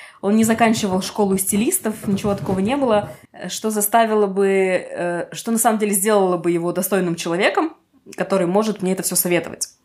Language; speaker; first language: Russian; non-native, local second language; Ukrainian